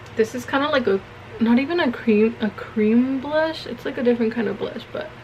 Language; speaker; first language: English; early bilingual, other home language; Spanish